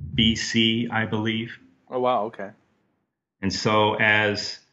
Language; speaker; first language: English; native; English